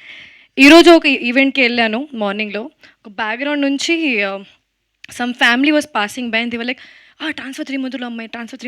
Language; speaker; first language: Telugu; non-native, fluent; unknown